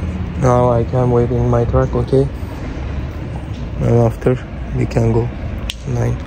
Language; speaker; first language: English; non-native, learner; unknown